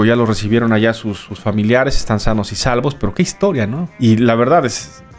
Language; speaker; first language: Spanish; native; Spanish